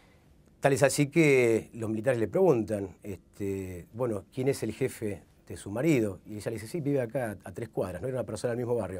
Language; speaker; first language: Spanish; native; Spanish